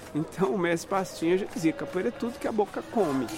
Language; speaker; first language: Portuguese; native; Portuguese